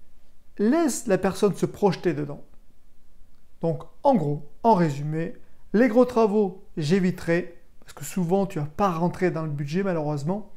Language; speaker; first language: French; native; French